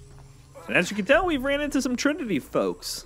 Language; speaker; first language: English; native; English